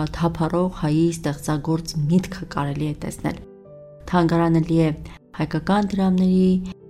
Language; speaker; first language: Armenian; native; Armenian